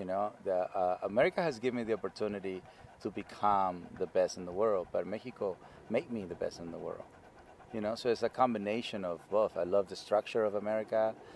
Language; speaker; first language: English; non-native, fluent; Spanish